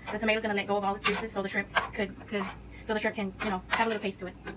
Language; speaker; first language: English; early bilingual, other home language; Spanish